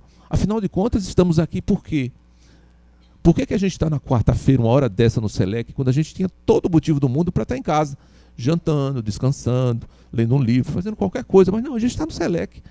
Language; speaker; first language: Portuguese; native; Portuguese